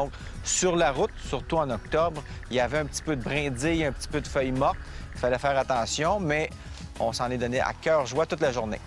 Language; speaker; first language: French; native; French